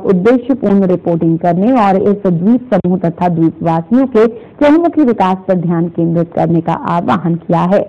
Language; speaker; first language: Hindi; native; Hindi